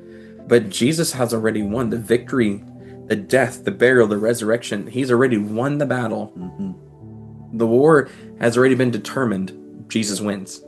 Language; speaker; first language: English; native; English